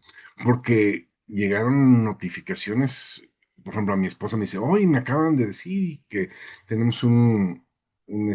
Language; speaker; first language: Spanish; native; Spanish